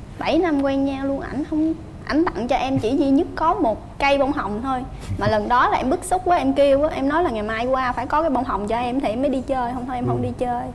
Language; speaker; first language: Vietnamese; native; Vietnamese